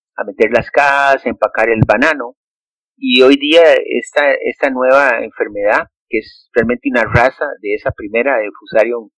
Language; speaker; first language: Spanish; native; Spanish